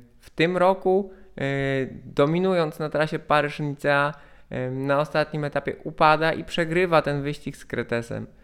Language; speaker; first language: Polish; native; Polish